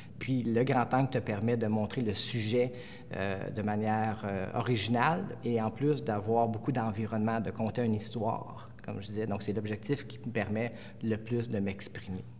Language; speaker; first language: French; native; French